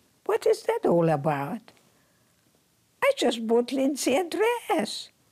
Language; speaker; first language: English; non-native, fluent; Hungarian